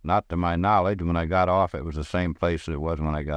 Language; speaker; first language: English; native; English